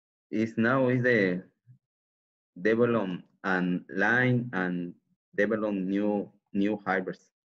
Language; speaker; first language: English; non-native, learner; Spanish